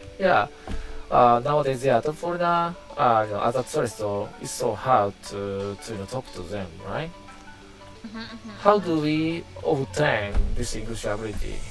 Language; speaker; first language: English; non-native, learner; Japanese